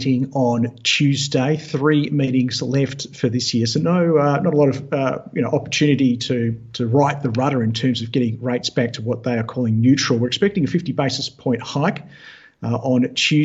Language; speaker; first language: English; native; English